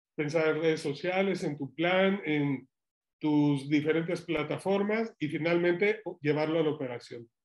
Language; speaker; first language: Spanish; native; Spanish